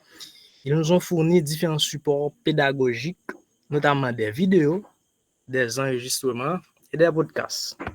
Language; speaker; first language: French; non-native, local second language; Haitian Creole